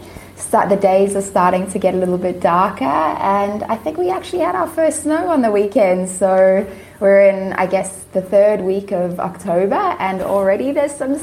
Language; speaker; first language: English; native; English